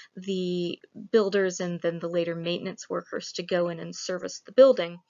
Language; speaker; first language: English; native; English